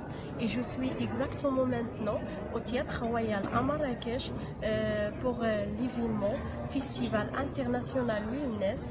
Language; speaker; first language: French; non-native, local second language; Arabic